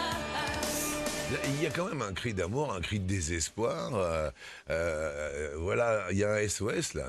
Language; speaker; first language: French; native; French